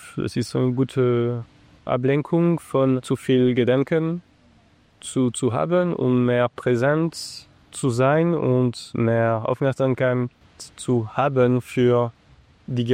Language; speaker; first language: German; non-native, learner; English